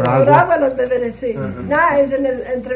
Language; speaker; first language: Spanish; early bilingual, heritage; Spanish